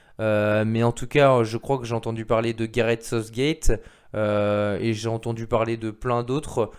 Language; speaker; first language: French; native; French